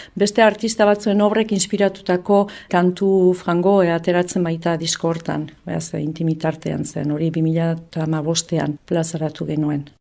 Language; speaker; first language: Basque; native; Basque